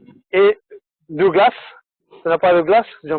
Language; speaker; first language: French; non-native, fluent; Portuguese